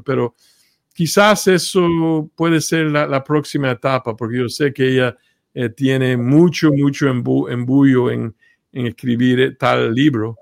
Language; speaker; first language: Spanish; early bilingual, heritage; Spanish